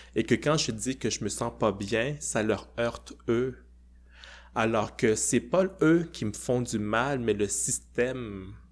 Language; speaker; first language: French; early bilingual, other home language; Cantonese